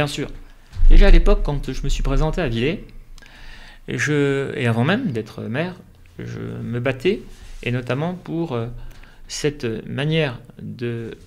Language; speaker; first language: French; native; French